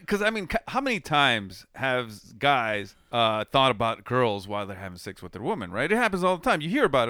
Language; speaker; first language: English; early bilingual, other home language; Spanish